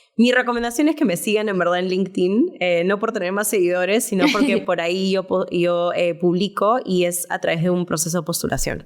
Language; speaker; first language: Spanish; early bilingual, heritage; Spanish